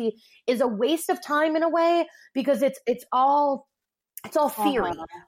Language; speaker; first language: English; native; English